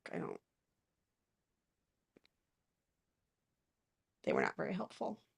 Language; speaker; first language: English; native; English